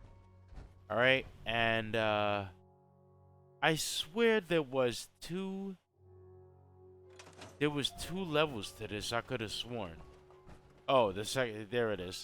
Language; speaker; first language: English; native; English